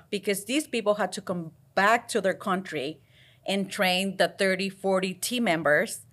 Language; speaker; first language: English; non-native, fluent; Spanish